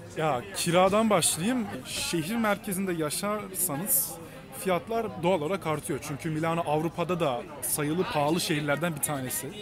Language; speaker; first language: Turkish; native; Turkish